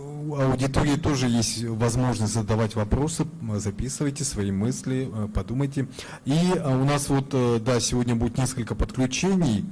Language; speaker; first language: Russian; native; Russian